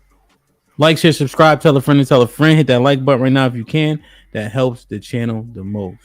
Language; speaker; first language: English; native; English